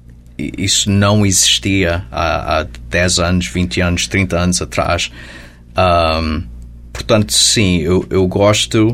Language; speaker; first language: Portuguese; early bilingual, heritage; Portuguese